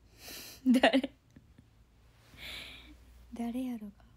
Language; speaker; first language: Japanese; native; Japanese